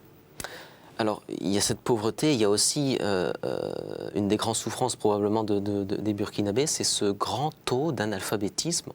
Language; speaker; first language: French; native; French